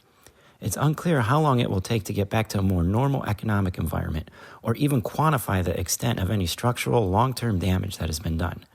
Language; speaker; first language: English; native; English